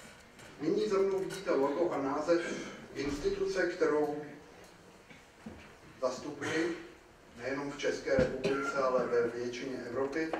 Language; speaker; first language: Czech; native; Czech